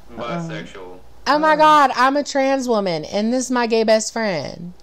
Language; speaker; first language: English; native; English